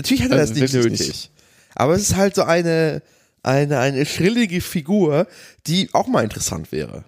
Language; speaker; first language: German; native; German